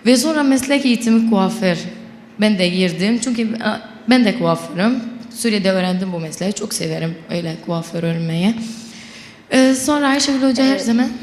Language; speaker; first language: Turkish; non-native, local second language; Arabic